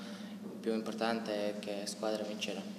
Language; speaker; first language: Italian; non-native, learner; Croatian